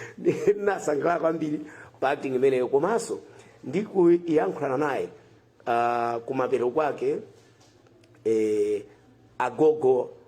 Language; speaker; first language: Nyanja; non-native, local second language; Tumbuka